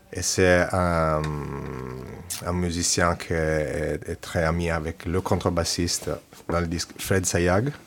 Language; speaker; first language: French; non-native, fluent; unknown